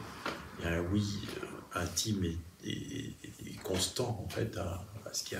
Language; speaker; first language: French; native; French